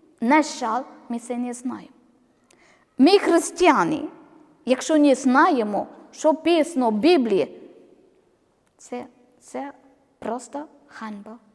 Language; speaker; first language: Ukrainian; non-native, learner; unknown